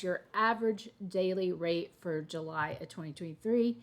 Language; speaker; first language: English; native; English